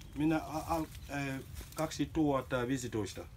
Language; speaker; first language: Finnish; non-native, learner; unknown